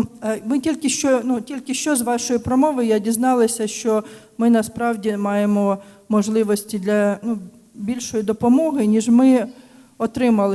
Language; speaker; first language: Ukrainian; native; Ukrainian